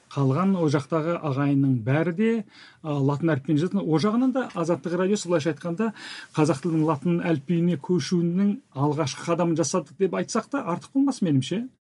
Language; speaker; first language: Kazakh; native; Kazakh